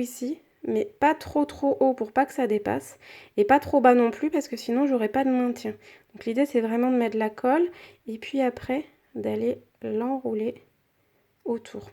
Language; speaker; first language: French; native; French